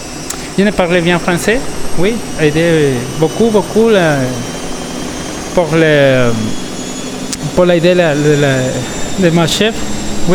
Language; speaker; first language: French; non-native, learner; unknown